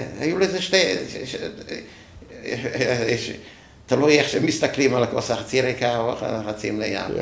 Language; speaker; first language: Hebrew; non-native, fluent; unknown